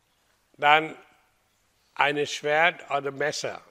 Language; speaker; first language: German; non-native, fluent; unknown